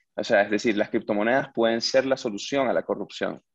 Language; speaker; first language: Spanish; native; Spanish